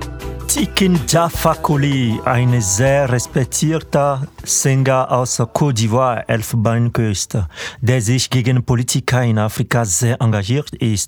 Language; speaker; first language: German; non-native, fluent; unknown